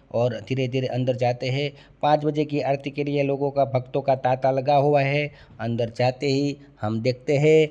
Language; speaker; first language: Hindi; non-native, local second language; Gujarati